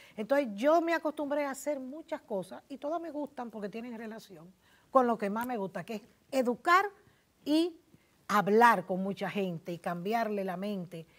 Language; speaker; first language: Spanish; native; Spanish